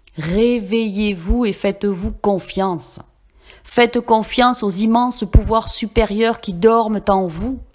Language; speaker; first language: French; native; French